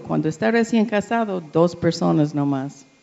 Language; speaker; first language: Spanish; non-native, learner; English